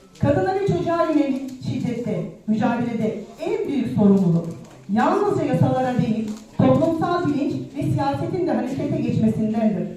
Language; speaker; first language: Turkish; native; Turkish